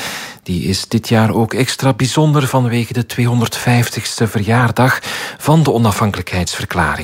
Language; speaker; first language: Dutch; native; Dutch